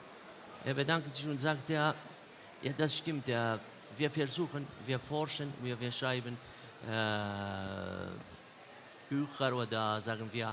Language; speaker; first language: German; non-native, learner; Central Kurdish